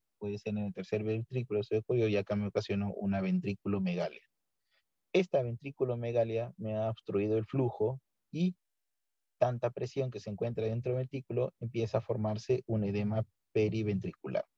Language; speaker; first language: Spanish; native; Spanish